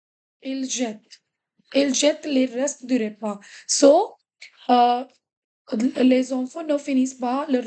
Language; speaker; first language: French; non-native, fluent; Hindi